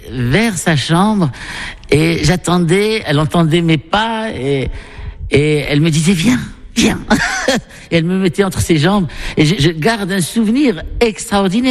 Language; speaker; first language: French; non-native, local second language; Arabic